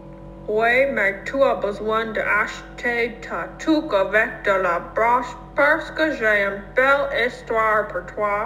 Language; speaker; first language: French; non-native, learner; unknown